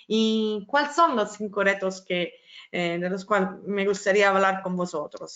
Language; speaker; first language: Spanish; non-native, fluent; Italian